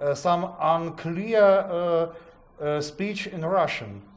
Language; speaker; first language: English; non-native, fluent; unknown